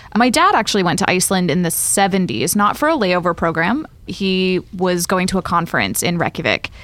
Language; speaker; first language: English; native; English